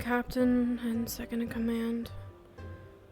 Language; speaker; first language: English; native; English